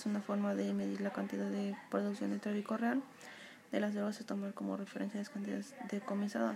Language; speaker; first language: Spanish; native; Spanish